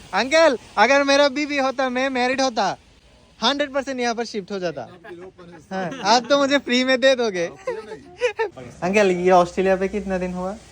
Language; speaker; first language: Hindi; non-native, learner; Bangla